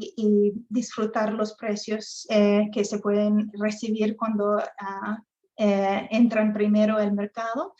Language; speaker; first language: Spanish; non-native, fluent; English